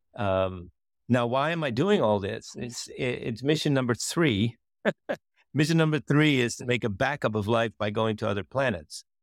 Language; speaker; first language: English; early bilingual, other home language; Dutch